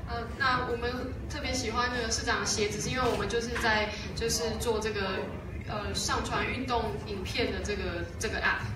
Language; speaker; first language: Chinese; native; Chinese